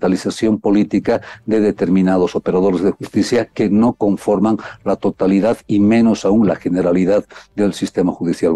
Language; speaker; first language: Spanish; native; Spanish